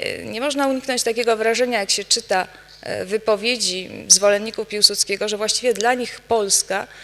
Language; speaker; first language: Polish; native; Polish